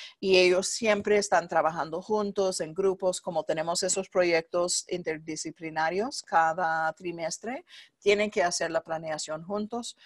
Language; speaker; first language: Spanish; non-native, fluent; English